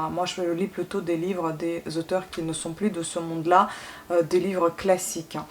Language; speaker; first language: French; non-native, fluent; Russian